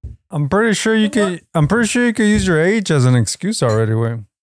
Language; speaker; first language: English; early bilingual, other home language; Spanish